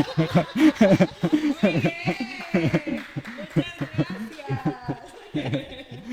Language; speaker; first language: Spanish; native; Spanish